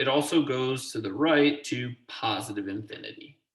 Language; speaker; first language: English; native; English